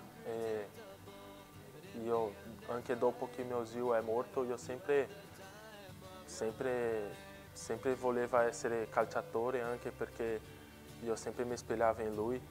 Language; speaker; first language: Italian; non-native, learner; Portuguese